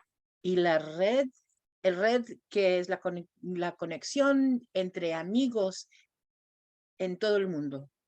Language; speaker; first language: Spanish; non-native, fluent; English